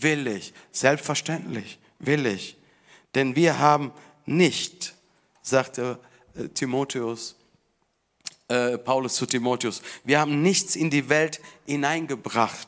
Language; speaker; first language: German; non-native, fluent; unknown